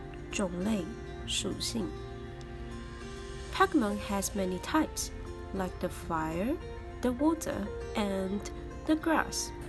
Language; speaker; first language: English; non-native, fluent; Chinese